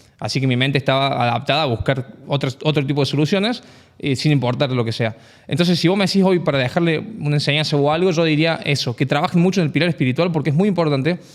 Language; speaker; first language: Spanish; native; Spanish